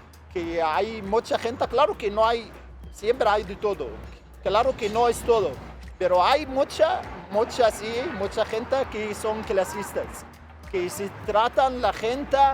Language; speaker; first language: Spanish; non-native, fluent; Arabic